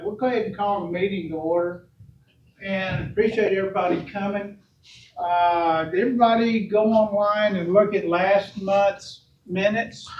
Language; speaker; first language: English; native; English